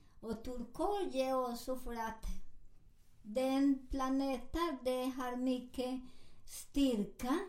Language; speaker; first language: Swedish; non-native, learner; Spanish